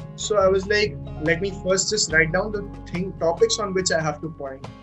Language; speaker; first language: English; non-native, local second language; Hindi